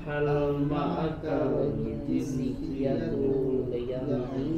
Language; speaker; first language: Arabic; non-native, learner; Indonesian